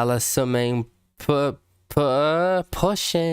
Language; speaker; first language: French; non-native, learner; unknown